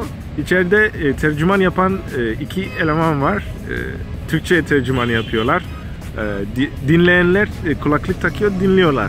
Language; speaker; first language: Turkish; non-native, fluent; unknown